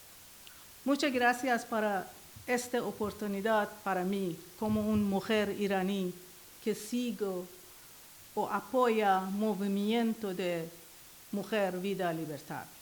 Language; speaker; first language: Spanish; non-native, learner; Persian